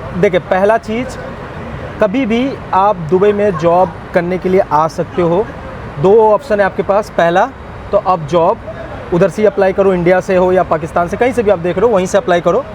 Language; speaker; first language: Hindi; non-native, local second language; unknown